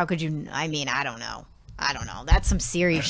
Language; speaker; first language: English; native; English